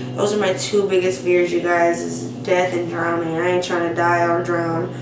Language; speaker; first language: English; native; English